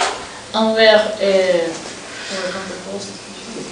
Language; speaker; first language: French; non-native, learner; Russian